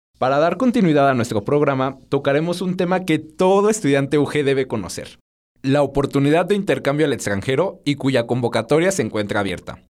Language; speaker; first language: Spanish; native; Spanish